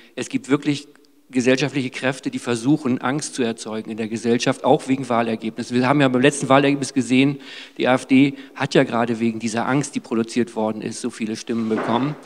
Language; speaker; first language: German; native; German